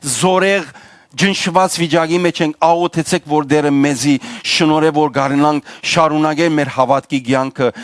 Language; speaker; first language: Armenian; native; Armenian